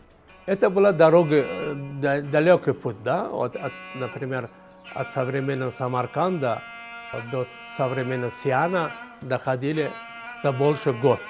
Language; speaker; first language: Russian; non-native, fluent; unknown